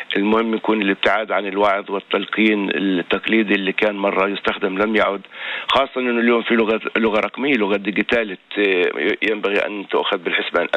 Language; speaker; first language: Arabic; native; Arabic